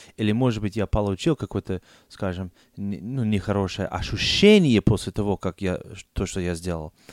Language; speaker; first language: Russian; non-native, fluent; English